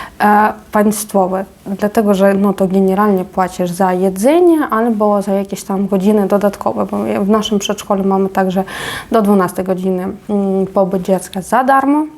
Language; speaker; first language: Polish; non-native, fluent; Ukrainian